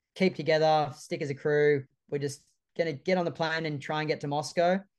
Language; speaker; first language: English; native; English